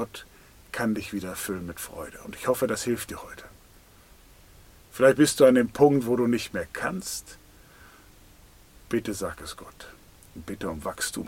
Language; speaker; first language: German; native; German